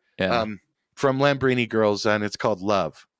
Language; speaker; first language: English; native; English